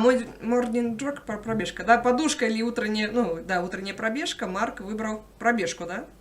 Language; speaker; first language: Russian; native; Russian